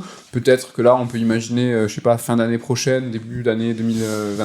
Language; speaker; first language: French; native; French